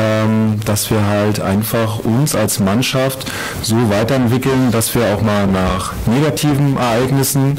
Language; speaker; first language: German; native; German